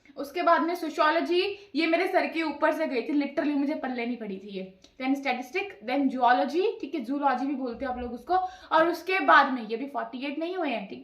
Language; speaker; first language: Hindi; non-native, local second language; Punjabi